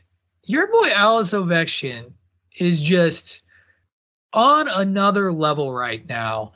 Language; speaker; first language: English; native; English